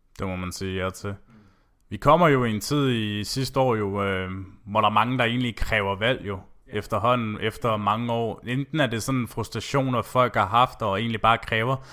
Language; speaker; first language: Danish; native; Danish